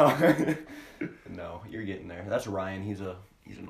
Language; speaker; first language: English; native; English